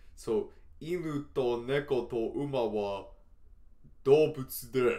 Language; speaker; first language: Japanese; non-native, learner; English